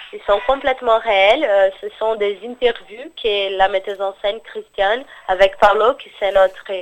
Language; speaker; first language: French; non-native, fluent; Portuguese